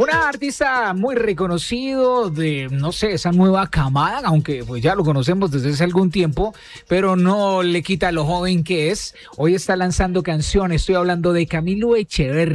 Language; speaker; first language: Spanish; native; Spanish